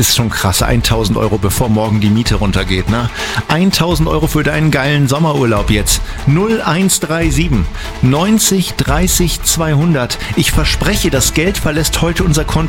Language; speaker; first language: German; native; German